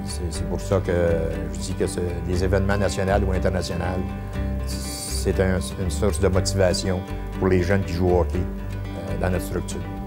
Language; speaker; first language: French; native; French